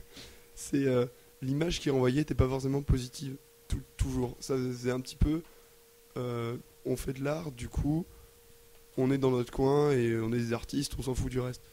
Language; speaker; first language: French; native; French